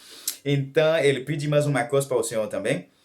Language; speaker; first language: Portuguese; non-native, learner; Haitian Creole